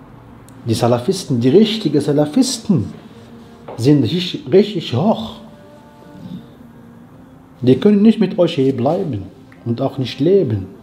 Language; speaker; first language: German; non-native, fluent; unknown